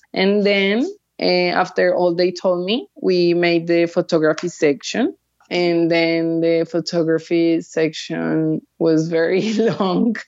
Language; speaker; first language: English; early bilingual, other home language; Spanish